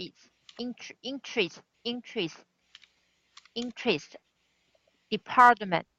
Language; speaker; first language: English; non-native, learner; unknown